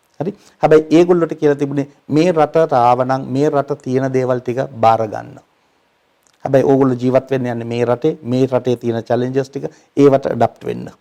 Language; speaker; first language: Sinhala; non-native, local second language; Tamil